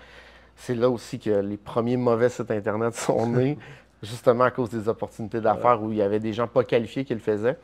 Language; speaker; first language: French; native; French